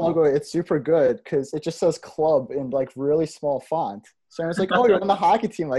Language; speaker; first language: English; native; English